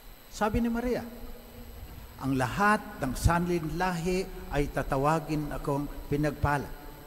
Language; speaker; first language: Filipino; non-native, local second language; Iloko